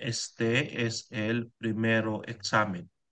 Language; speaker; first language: Spanish; non-native, learner; Filipino